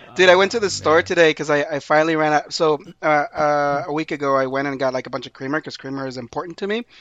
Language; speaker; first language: English; early bilingual, other home language; Spanish